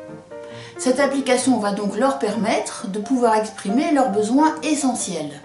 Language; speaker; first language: French; native; French